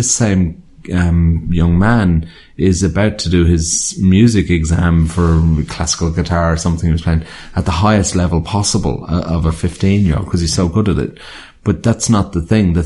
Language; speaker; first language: English; native; English